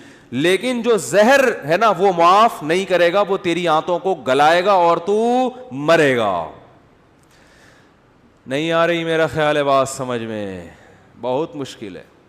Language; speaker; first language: Urdu; native; Urdu